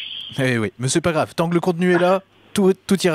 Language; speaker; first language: French; native; French